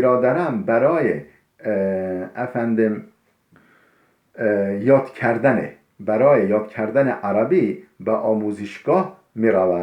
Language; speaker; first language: Persian; non-native, fluent; Turkish